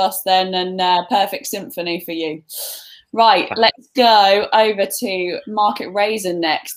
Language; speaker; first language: English; native; English